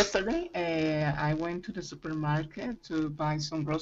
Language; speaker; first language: English; non-native, learner; Spanish